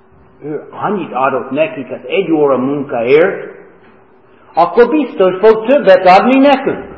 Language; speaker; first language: Hungarian; non-native, fluent; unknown